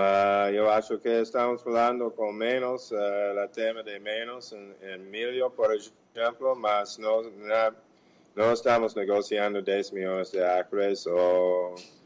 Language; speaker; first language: Portuguese; non-native, fluent; English